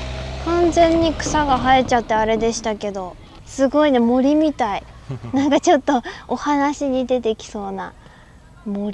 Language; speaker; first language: Japanese; native; Japanese